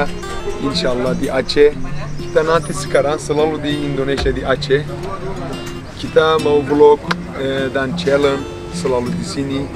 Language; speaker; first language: Indonesian; non-native, learner; Turkish